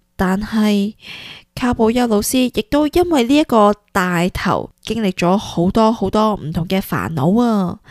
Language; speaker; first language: Cantonese; early bilingual, heritage; Cantonese